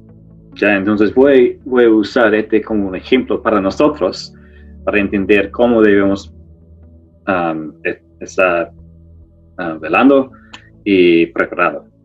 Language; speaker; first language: Spanish; non-native, fluent; English